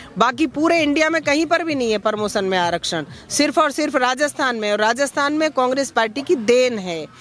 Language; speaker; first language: Hindi; native; Hindi